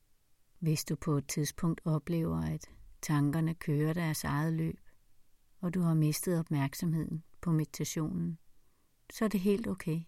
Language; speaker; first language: Danish; native; Danish